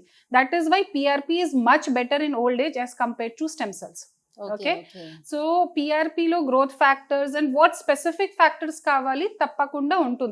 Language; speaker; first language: Telugu; non-native, learner; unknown